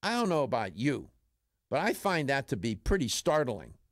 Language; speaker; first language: English; native; English